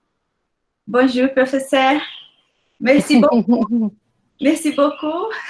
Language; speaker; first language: French; non-native, learner; Portuguese